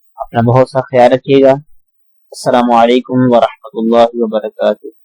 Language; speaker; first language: Urdu; native; Urdu